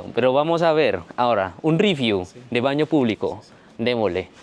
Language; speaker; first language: Spanish; non-native, learner; Indonesian